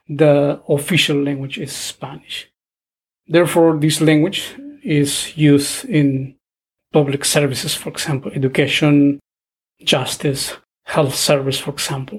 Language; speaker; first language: English; non-native, fluent; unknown